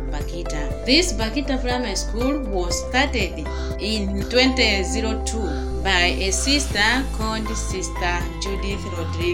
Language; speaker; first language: English; non-native, local second language; Nyanja